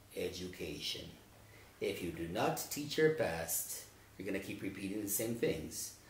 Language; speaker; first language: English; native; English